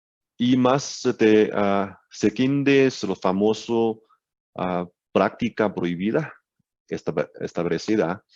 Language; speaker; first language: Spanish; non-native, learner; Chinese